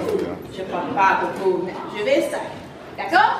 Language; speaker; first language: French; non-native, learner; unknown